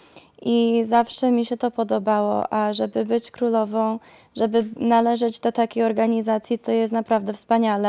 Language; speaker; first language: Polish; early bilingual, heritage; Polish